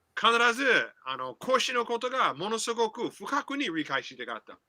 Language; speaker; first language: Japanese; non-native, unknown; English